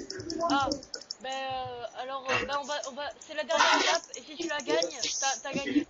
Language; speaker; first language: French; native; French